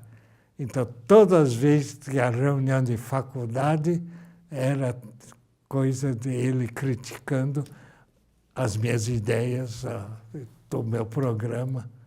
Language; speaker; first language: Portuguese; early bilingual, other home language; Japanese